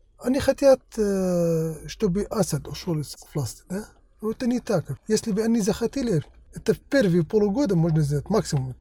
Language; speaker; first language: Russian; non-native, fluent; Arabic